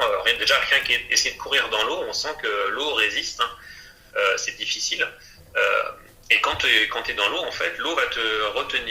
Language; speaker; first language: French; native; French